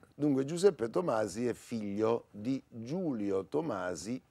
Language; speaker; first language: Italian; native; Italian